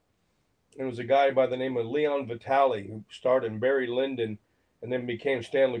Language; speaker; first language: English; native; English